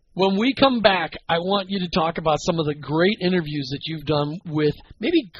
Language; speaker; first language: English; native; English